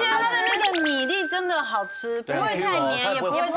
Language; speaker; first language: Chinese; native; Chinese